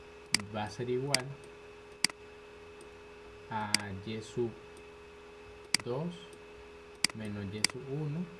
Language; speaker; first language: Spanish; native; Spanish